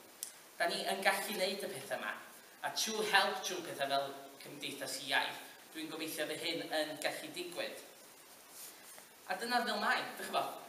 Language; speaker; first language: Welsh; native; Welsh